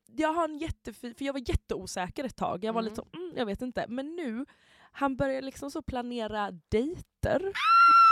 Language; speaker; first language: Swedish; native; Swedish